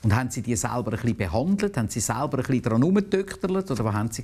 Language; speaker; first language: German; native; German